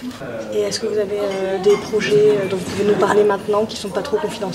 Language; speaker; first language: French; native; French